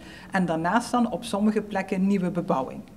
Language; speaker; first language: Dutch; native; Dutch